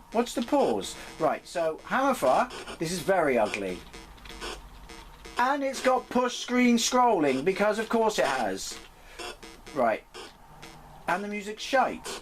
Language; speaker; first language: English; native; English